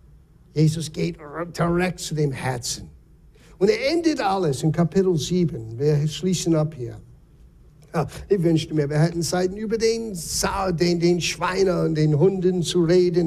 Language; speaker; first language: German; non-native, fluent; English